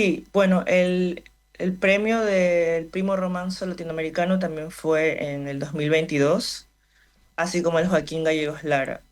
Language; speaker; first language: Spanish; native; Spanish